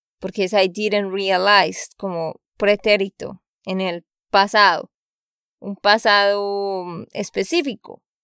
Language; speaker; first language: Spanish; native; Spanish